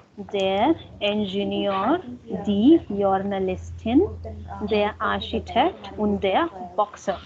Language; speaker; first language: German; non-native, learner; Hindi